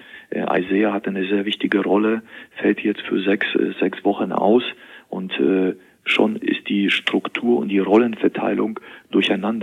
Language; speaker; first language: German; native; German